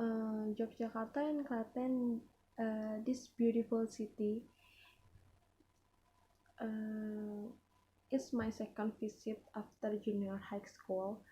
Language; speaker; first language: English; non-native, learner; Indonesian